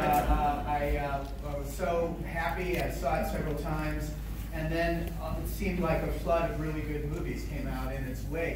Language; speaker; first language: English; native; English